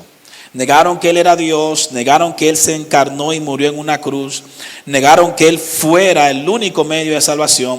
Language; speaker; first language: Spanish; native; Spanish